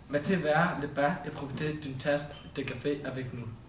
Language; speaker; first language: French; non-native, learner; Danish